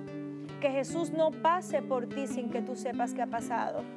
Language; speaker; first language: Spanish; native; Spanish